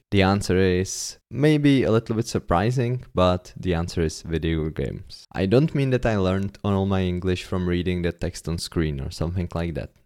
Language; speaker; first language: English; non-native, fluent; Czech